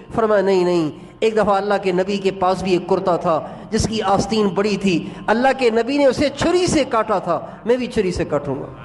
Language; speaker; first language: Urdu; non-native, local second language; Sindhi